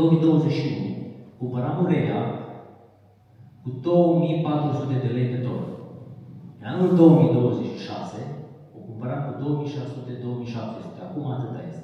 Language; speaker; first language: Romanian; native; Romanian